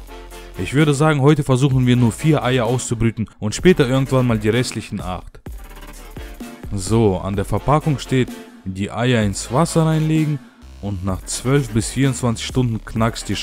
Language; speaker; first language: German; native; German